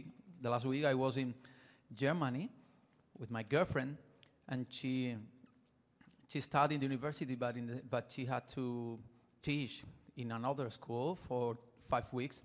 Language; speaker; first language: English; non-native, learner; Spanish